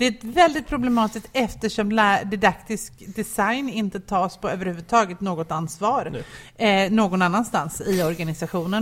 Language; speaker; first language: Swedish; native; Swedish